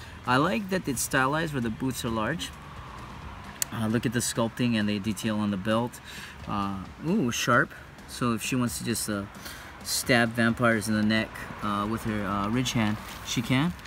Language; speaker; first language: English; native; English